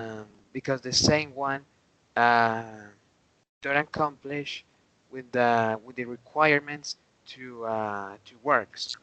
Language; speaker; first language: English; non-native, learner; Spanish